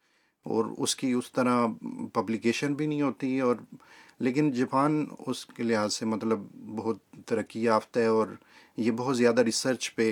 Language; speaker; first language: Urdu; native; Urdu